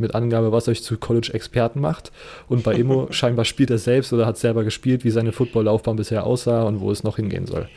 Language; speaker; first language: German; native; German